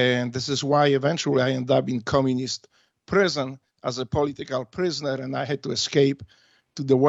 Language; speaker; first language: English; non-native, fluent; Polish